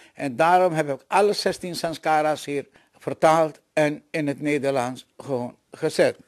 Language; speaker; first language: Dutch; non-native, local second language; Caribbean Hindustani